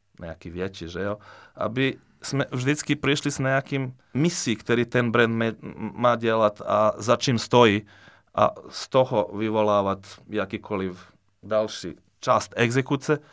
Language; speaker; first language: Czech; non-native, fluent; Serbian